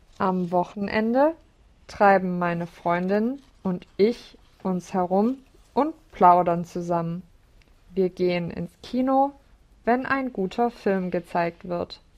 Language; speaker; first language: German; non-native, learner; English